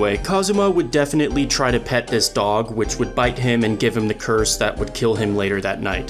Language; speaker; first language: English; native; English